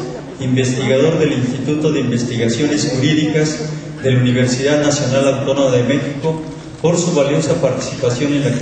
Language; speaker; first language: Spanish; native; Spanish